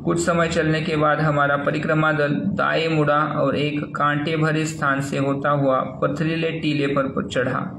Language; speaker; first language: Hindi; non-native, local second language; Marathi